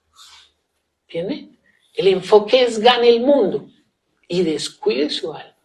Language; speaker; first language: Spanish; native; Spanish